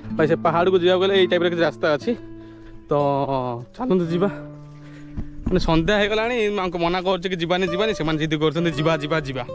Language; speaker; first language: Odia; native; Odia